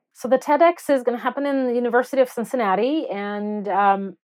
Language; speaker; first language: English; non-native, fluent; Russian